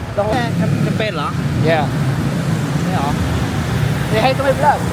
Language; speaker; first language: English; non-native, local second language; Filipino